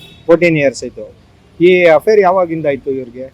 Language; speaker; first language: Kannada; native; Kannada